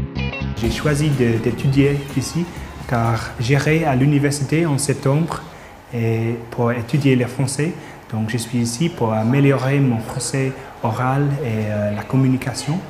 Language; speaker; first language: French; non-native, fluent; English